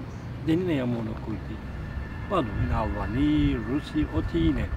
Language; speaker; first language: Greek; non-native, learner; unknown